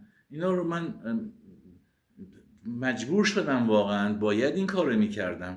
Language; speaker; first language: Persian; native; Persian